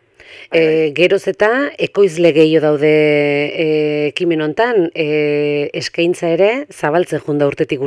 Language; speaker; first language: Basque; native; Basque